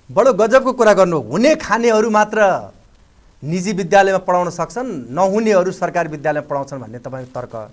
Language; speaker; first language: Nepali; native; Nepali